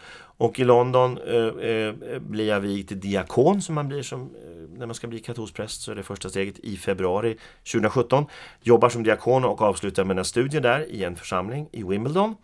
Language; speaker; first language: Swedish; native; Swedish